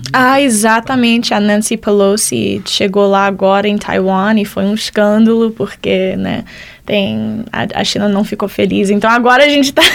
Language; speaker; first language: Portuguese; early bilingual, heritage; Portuguese